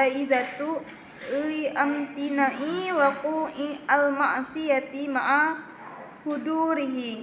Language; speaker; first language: Arabic; non-native, learner; Indonesian